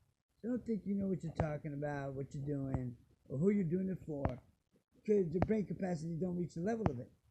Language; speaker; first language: English; native; English